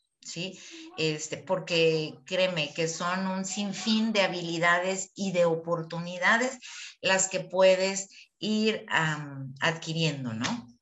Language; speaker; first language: Spanish; native; Spanish